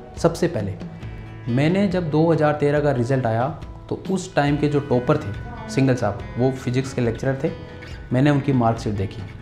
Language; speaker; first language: Hindi; native; Hindi